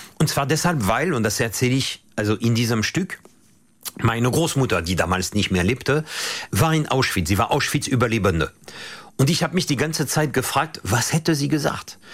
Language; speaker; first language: German; non-native, fluent; French